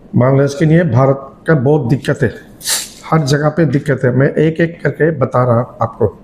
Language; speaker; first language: Hindi; non-native, learner; Bangla